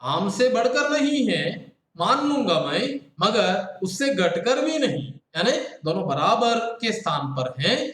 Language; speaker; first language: Hindi; non-native, local second language; Kannada